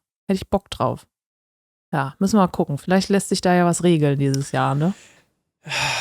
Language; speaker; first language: German; native; German